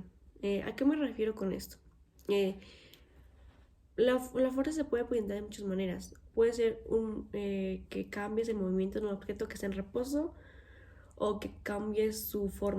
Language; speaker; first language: Spanish; native; Spanish